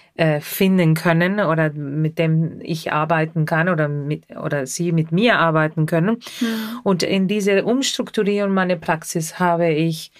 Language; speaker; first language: German; non-native, fluent; Spanish